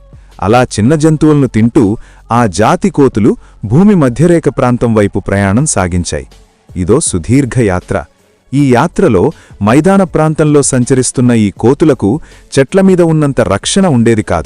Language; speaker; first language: Telugu; native; Telugu